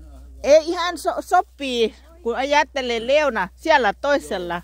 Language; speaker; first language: Finnish; non-native, learner; Thai